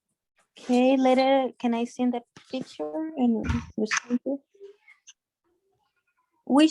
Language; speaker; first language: English; non-native, learner; Spanish